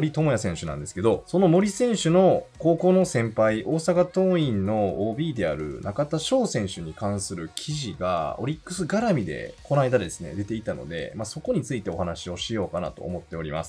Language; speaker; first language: Japanese; native; Japanese